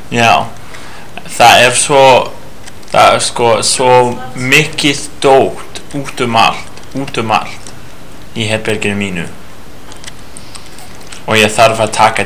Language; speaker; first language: Icelandic; non-native, learner; English